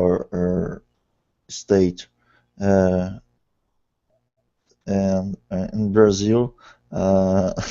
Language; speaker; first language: English; non-native, learner; Portuguese